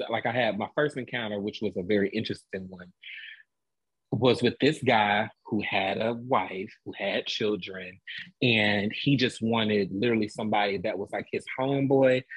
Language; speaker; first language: English; native; English